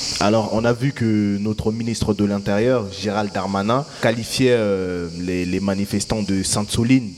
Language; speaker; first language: French; native; French